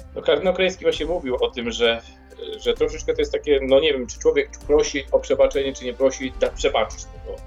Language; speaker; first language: Polish; native; Polish